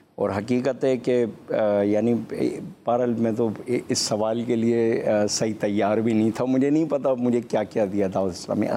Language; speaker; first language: Urdu; non-native, local second language; Memoni